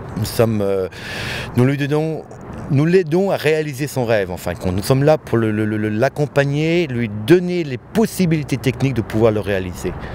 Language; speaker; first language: French; native; French